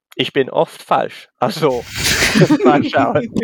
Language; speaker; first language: German; non-native, learner; English